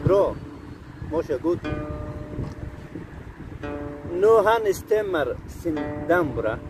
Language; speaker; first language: Swedish; non-native, learner; Persian